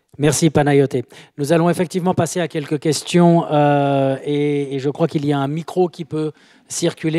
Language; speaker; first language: French; native; French